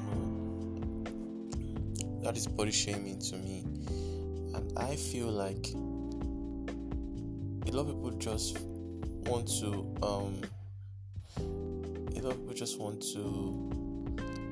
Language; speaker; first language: English; non-native, local second language; Yoruba